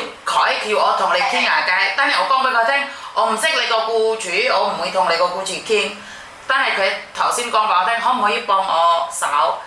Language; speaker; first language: Cantonese; non-native, fluent; Indonesian